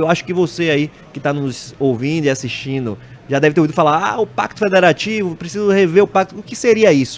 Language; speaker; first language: Portuguese; native; Portuguese